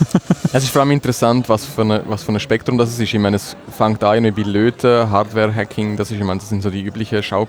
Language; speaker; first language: German; native; German